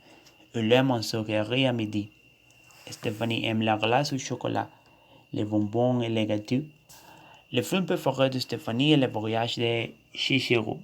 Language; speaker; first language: French; non-native, learner; Spanish